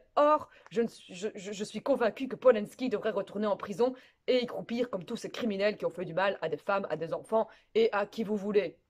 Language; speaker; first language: French; native; French